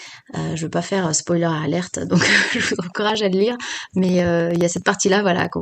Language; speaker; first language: French; native; French